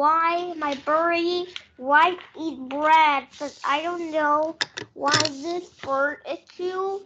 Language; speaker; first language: English; non-native, learner; Vietnamese